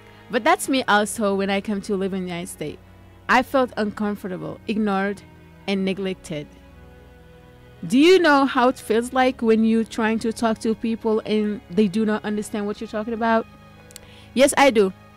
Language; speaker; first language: English; non-native, fluent; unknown